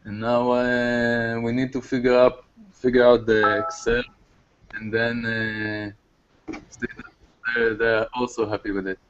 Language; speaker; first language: English; non-native, fluent; Hebrew